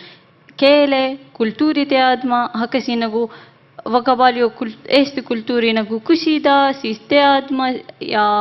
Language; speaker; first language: Estonian; non-native, learner; Arabic